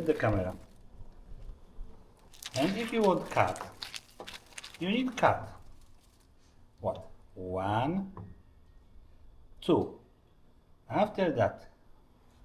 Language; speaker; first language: English; non-native, learner; Polish